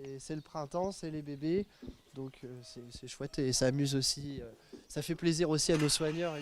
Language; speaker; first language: French; native; French